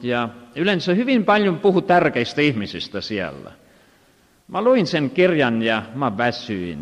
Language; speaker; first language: Finnish; non-native, fluent; Estonian